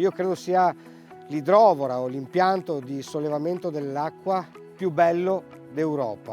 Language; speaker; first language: Italian; native; Italian